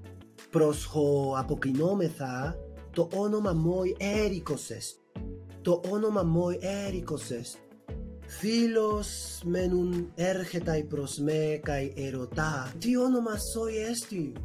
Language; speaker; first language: Greek; non-native, fluent; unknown